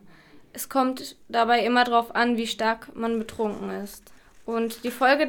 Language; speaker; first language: German; native; German